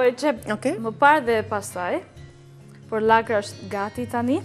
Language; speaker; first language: Albanian; non-native, learner; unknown